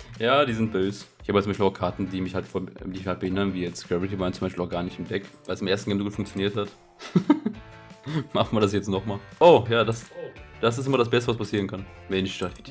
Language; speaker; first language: German; native; German